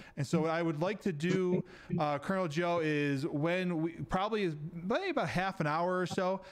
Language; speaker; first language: English; native; English